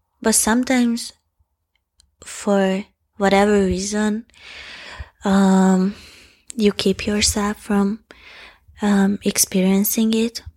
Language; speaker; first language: English; non-native, fluent; Hungarian